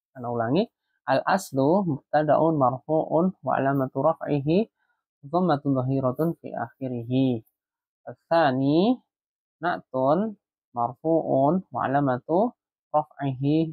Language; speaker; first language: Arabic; non-native, fluent; Indonesian